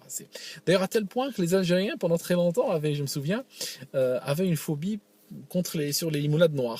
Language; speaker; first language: French; non-native, local second language; Arabic